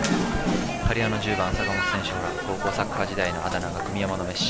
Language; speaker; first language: Japanese; native; Japanese